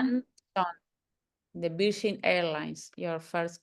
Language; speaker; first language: English; non-native, learner; Spanish